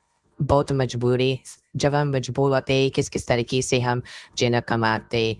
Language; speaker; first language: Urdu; non-native, learner; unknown